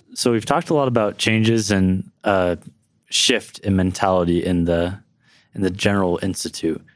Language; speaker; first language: English; native; English